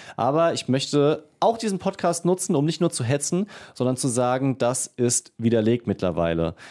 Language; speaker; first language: German; native; German